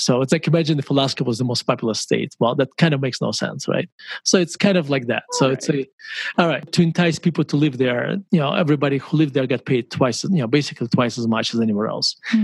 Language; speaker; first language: English; non-native, fluent; Russian